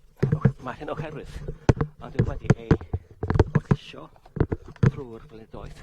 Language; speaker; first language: Welsh; non-native, learner; English